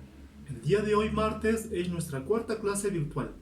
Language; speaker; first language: Spanish; native; Spanish